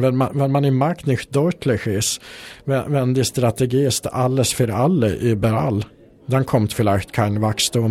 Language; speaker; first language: German; non-native, fluent; Swedish